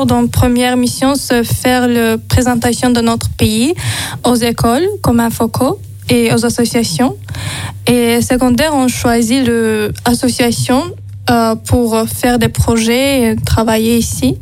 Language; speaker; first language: French; non-native, learner; Azerbaijani